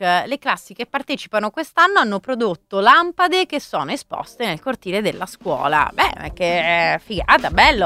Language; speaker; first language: Italian; native; Italian